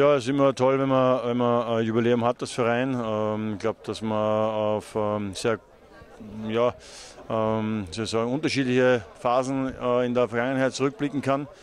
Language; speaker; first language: German; native; German